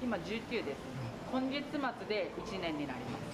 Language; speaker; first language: Japanese; native; Japanese